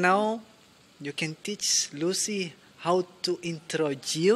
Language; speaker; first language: English; non-native, learner; Nias